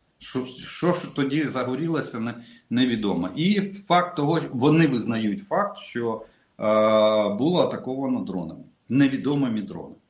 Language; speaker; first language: Ukrainian; non-native, local second language; Russian